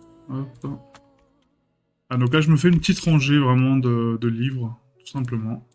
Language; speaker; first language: French; native; French